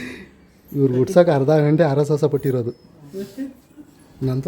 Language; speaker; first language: Kannada; native; Kannada